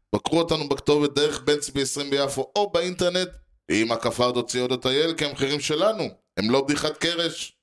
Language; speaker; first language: Hebrew; native; Hebrew